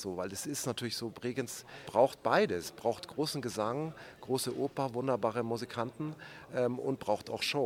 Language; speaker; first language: German; native; German